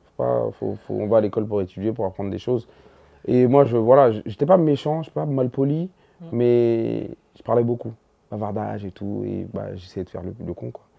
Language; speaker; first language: French; early bilingual, other home language; Dyula